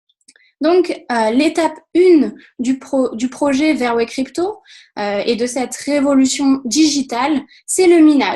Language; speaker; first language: French; native; French